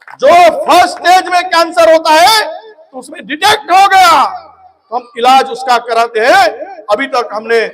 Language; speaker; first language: Hindi; non-native, local second language; Marathi